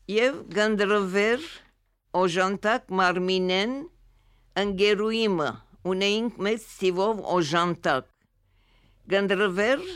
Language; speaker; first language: Armenian; early bilingual, heritage; Armenian